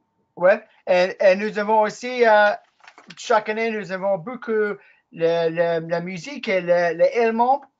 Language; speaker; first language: French; non-native, learner; English